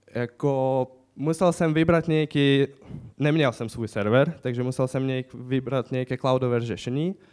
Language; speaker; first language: Czech; non-native, fluent; Ukrainian